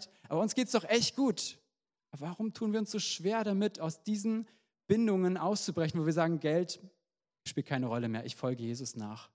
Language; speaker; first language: German; native; German